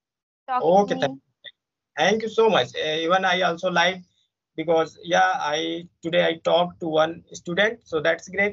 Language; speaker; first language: English; non-native, fluent; Hindi